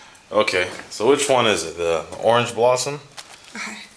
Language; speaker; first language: English; native; English